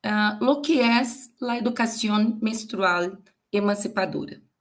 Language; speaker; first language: Spanish; non-native, learner; Portuguese